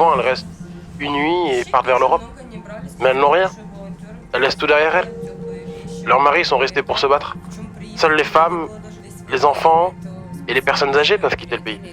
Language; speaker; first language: French; native; French